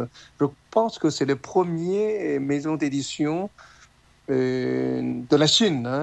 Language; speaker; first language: French; non-native, learner; Chinese